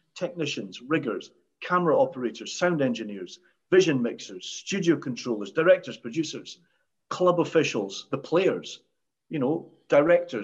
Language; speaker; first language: English; native; English